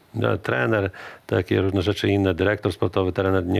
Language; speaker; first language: Polish; native; Polish